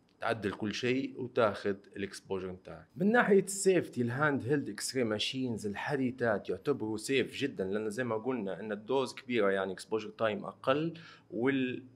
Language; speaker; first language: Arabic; native; Arabic